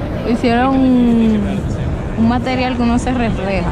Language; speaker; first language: Spanish; native; Spanish